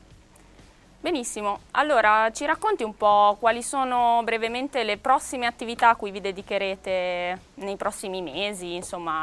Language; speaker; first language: Italian; native; Italian